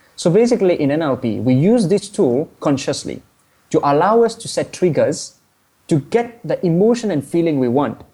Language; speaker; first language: English; non-native, fluent; Morisyen